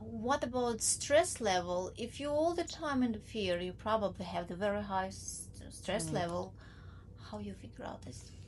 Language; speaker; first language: English; non-native, learner; Ukrainian